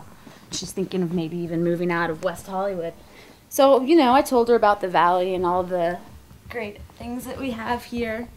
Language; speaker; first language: English; native; English